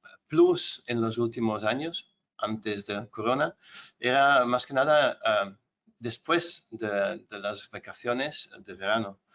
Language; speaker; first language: Spanish; non-native, fluent; Dutch